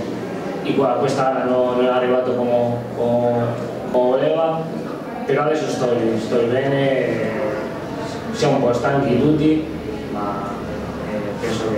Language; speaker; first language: Italian; non-native, learner; Spanish